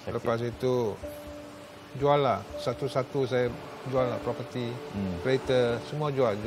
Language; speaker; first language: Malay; non-native, local second language; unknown